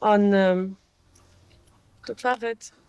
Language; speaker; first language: German; non-native, local second language; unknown